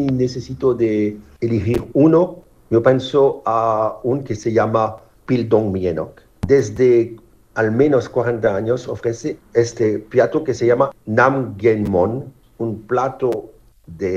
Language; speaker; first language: Spanish; non-native, fluent; French